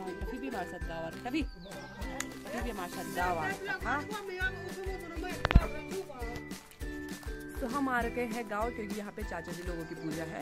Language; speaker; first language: Hindi; native; Hindi